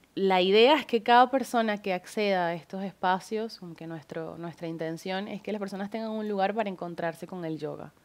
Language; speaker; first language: Spanish; native; Spanish